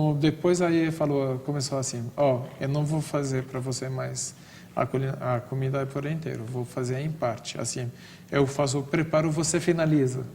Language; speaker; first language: Portuguese; non-native, fluent; Arabic